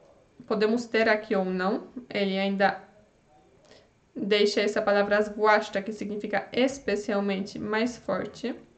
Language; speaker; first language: Portuguese; non-native, fluent; Polish